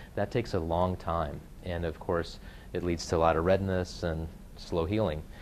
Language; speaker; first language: English; native; English